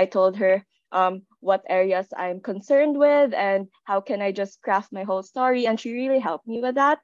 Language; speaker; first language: English; non-native, local second language; Filipino